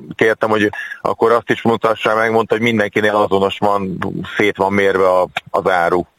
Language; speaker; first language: Hungarian; native; Hungarian